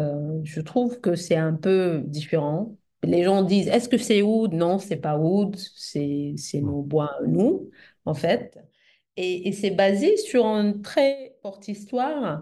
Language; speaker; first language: French; non-native, fluent; Arabic